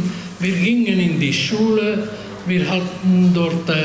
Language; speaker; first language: German; non-native, fluent; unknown